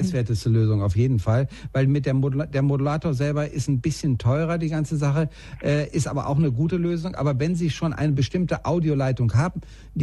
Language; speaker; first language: German; native; German